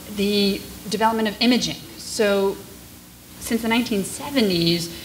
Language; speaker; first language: English; native; English